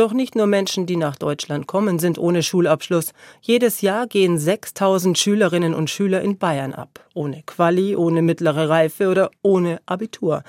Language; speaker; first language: German; native; German